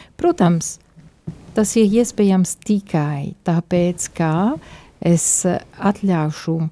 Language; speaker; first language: Latvian; non-native, fluent; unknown